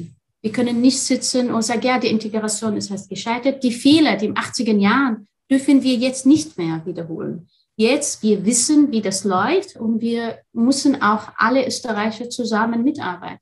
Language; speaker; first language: German; non-native, fluent; Arabic